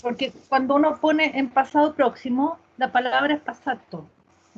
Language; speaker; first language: Spanish; native; Spanish